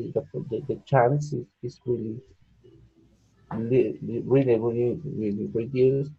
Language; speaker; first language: English; non-native, learner; Spanish